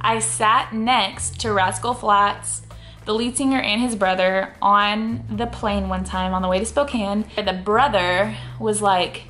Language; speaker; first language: English; native; English